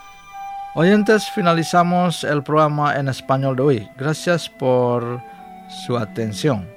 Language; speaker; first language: Spanish; non-native, fluent; Indonesian